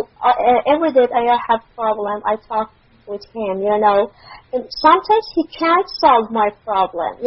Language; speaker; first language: English; non-native, learner; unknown